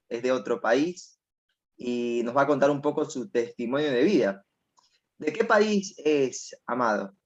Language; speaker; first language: Spanish; native; Spanish